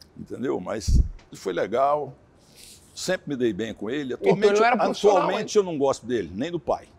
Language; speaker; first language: Portuguese; native; Portuguese